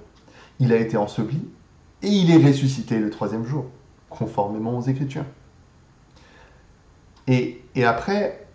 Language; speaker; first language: French; native; French